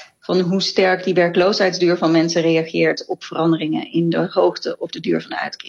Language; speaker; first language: Dutch; native; Dutch